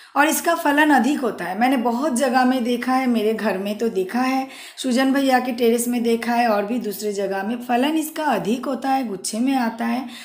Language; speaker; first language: Hindi; non-native, local second language; Bangla